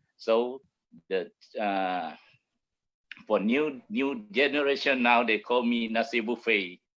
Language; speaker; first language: English; non-native, learner; Malay